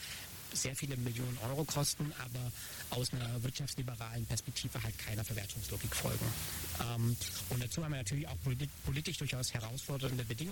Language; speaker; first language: German; native; German